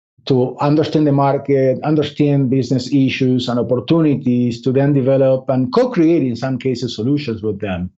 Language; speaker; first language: English; non-native, fluent; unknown